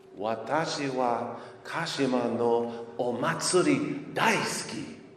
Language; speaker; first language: Japanese; non-native, learner; English